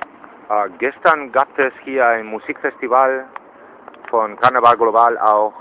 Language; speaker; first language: German; non-native, learner; Spanish